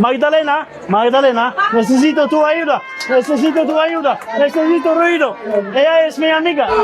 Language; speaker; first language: Spanish; non-native, learner; Polish